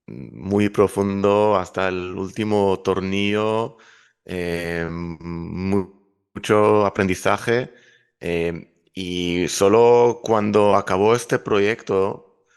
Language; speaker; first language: Spanish; non-native, fluent; Hebrew